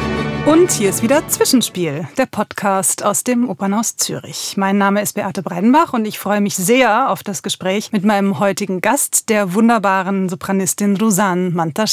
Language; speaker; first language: German; native; German